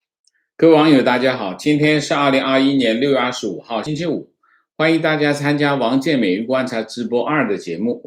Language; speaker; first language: Chinese; native; Chinese